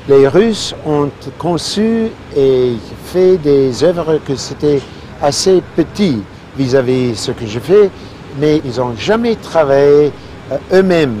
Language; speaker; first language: French; non-native, fluent; English